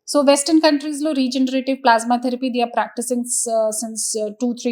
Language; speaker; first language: English; non-native, local second language; Hindi